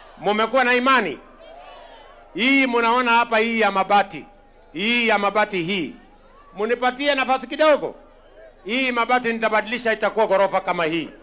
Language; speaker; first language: Swahili; non-native, local second language; Kalenjin